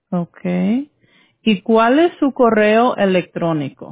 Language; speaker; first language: Spanish; early bilingual, heritage; Spanish